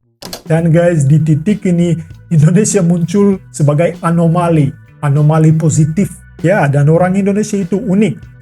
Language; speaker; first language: Indonesian; non-native, fluent; Russian